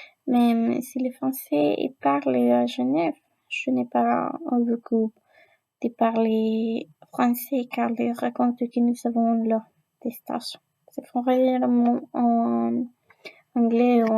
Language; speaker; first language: French; non-native, learner; Spanish